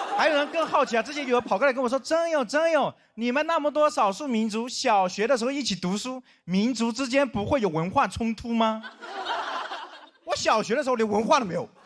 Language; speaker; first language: Chinese; non-native, local second language; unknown